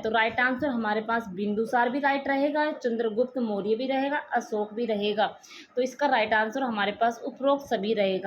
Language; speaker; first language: Hindi; native; Hindi